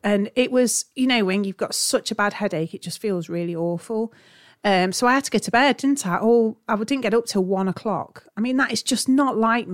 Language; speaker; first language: English; native; English